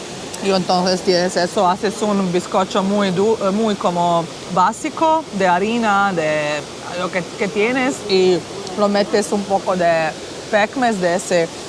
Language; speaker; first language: Spanish; non-native, fluent; Bosnian